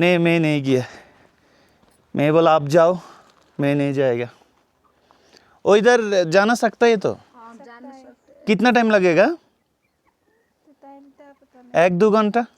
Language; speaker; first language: Hindi; non-native, learner; Bangla